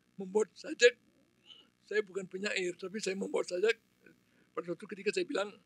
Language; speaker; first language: Indonesian; non-native, local second language; Balinese